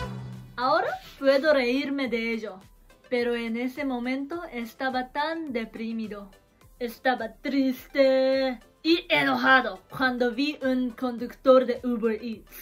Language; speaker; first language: Spanish; non-native, learner; Japanese